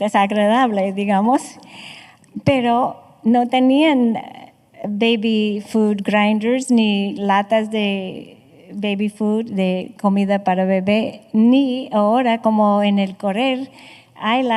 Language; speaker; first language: Spanish; non-native, fluent; English